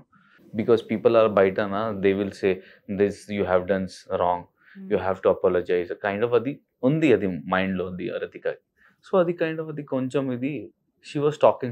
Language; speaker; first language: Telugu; non-native, local second language; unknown